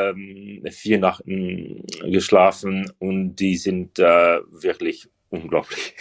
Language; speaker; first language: German; non-native, learner; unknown